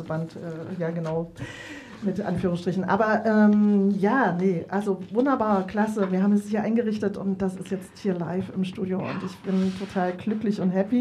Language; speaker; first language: German; native; German